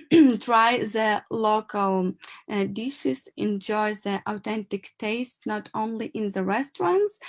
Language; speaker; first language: English; non-native, learner; Ukrainian